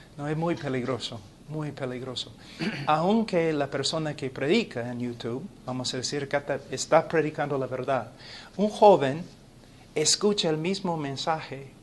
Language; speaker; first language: Spanish; non-native, fluent; English